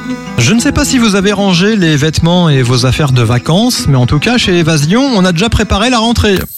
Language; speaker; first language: French; native; French